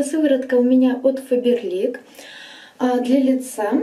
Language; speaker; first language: Russian; native; Russian